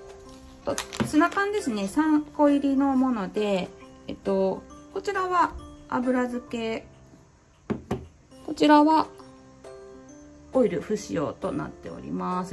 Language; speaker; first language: Japanese; native; Japanese